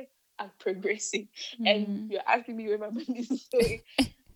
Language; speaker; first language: English; non-native, local second language; Northern Sotho